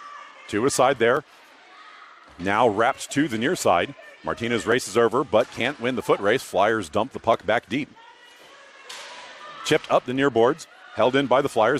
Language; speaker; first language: English; native; English